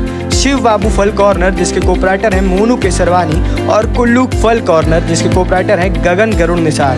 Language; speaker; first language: Hindi; native; Hindi